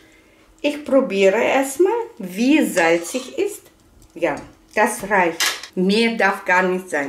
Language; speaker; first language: German; non-native, fluent; Russian